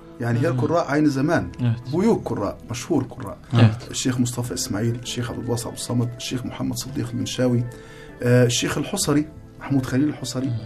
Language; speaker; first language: Arabic; native; Arabic